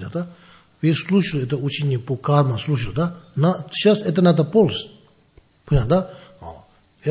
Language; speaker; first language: Russian; non-native, learner; Tibetan